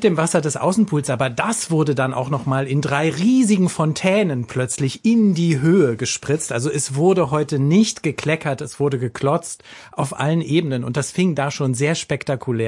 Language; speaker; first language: German; native; German